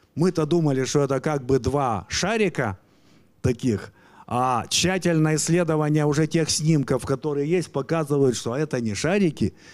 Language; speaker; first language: Russian; native; Russian